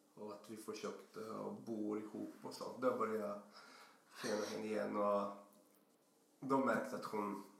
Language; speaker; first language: Swedish; non-native, fluent; Portuguese